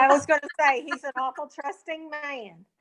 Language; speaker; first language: English; native; English